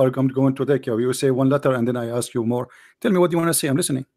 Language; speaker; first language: English; non-native, fluent; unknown